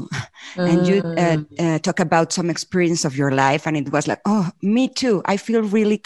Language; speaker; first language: English; non-native, fluent; Spanish